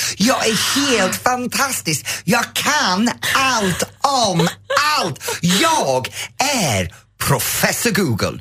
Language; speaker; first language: Swedish; non-native, fluent; English